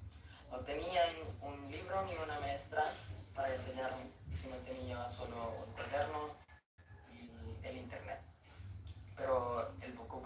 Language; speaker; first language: Spanish; non-native, learner; Filipino